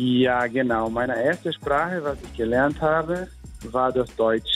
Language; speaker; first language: German; early bilingual, heritage; German